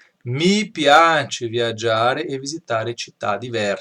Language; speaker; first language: Italian; non-native, fluent; Portuguese